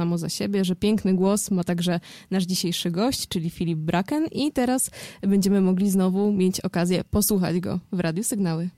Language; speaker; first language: Polish; native; Polish